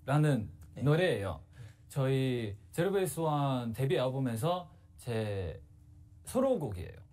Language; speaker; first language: Korean; non-native, learner; Chinese